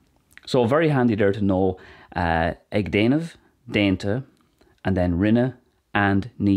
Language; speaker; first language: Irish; non-native, local second language; English